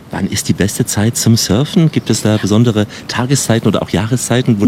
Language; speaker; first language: German; native; German